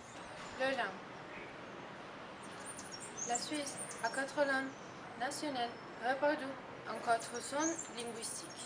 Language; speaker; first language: French; non-native, learner; Spanish